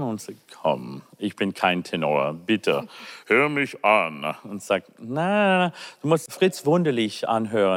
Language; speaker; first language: German; non-native, learner; English